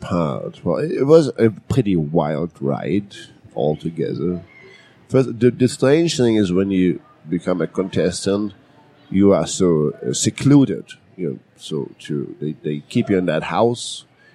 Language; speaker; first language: English; non-native, fluent; German